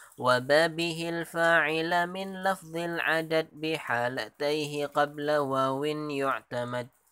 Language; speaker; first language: Arabic; non-native, learner; Indonesian